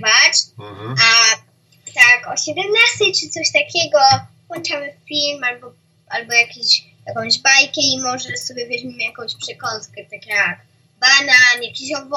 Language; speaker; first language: Polish; early bilingual, heritage; Polish